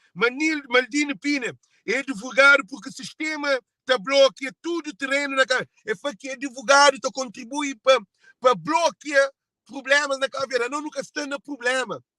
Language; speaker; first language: Portuguese; non-native, local second language; Kabuverdianu